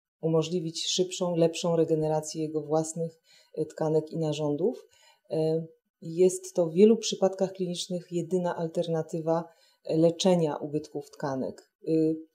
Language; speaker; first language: Polish; native; Polish